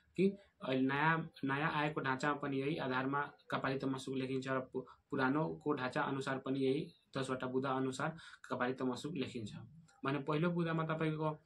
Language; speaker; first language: Nepali; non-native, local second language; Bhojpuri